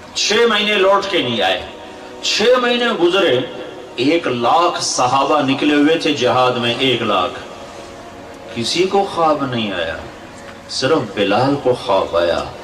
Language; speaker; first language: Urdu; non-native, local second language; Punjabi